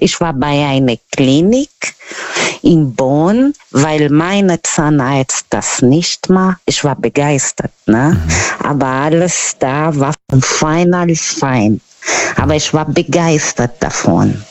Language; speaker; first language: German; non-native, learner; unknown